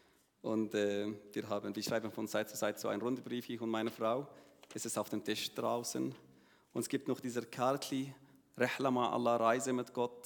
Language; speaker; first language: German; non-native, learner; Arabic